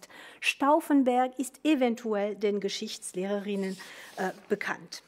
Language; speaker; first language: German; non-native, fluent; French